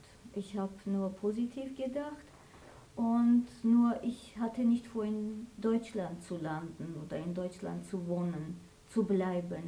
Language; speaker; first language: German; non-native, fluent; Armenian